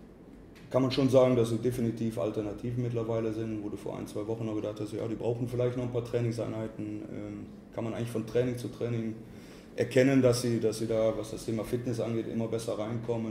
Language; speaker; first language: German; native; German